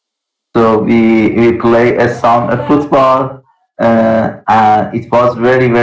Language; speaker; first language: English; non-native, learner; Persian